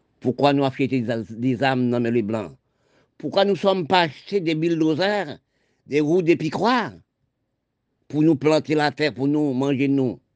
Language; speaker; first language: French; non-native, local second language; Haitian Creole